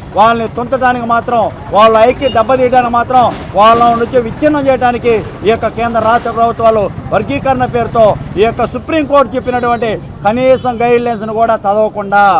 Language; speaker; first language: Telugu; native; Telugu